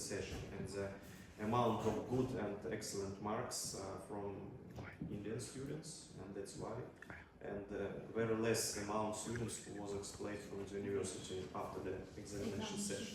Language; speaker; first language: English; non-native, learner; Russian